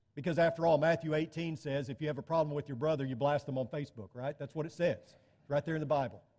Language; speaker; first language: English; native; English